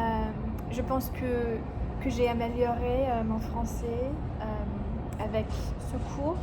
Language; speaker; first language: French; non-native, learner; English